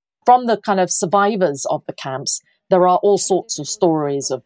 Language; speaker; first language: English; native; English